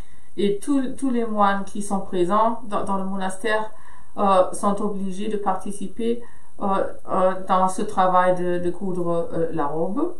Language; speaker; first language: French; non-native, fluent; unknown